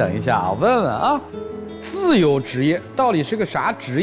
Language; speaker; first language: Chinese; native; Chinese